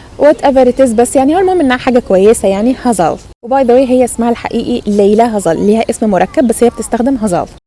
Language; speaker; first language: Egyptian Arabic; native; Egyptian Arabic